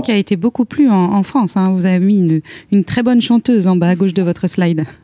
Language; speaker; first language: French; native; French